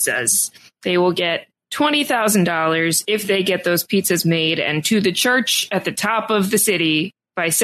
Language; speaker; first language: English; native; English